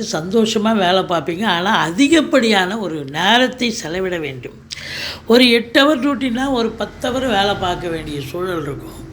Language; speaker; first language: Tamil; native; Tamil